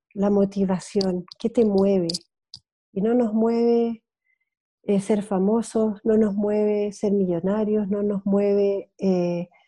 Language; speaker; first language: Spanish; early bilingual, heritage; Spanish